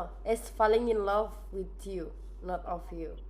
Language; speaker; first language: English; non-native, fluent; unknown